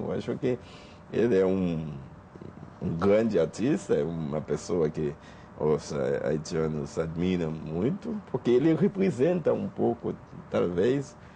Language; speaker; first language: Portuguese; non-native, fluent; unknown